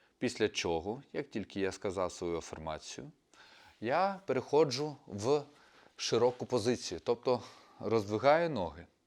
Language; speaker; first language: Ukrainian; non-native, local second language; Russian